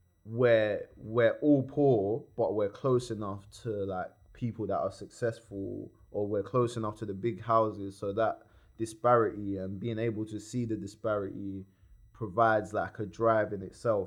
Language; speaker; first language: English; native; English